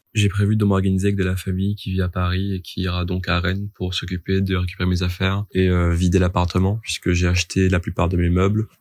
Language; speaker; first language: French; native; French